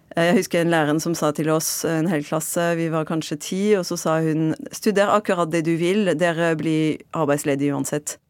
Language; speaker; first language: Norwegian; non-native, fluent; French